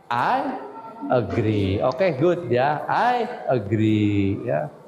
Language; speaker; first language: English; non-native, fluent; Indonesian